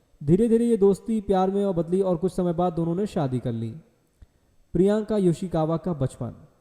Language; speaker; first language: Hindi; native; Hindi